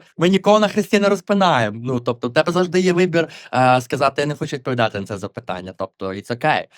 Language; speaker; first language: Ukrainian; native; Ukrainian